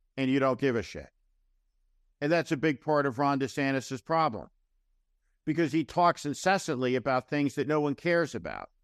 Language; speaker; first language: English; native; English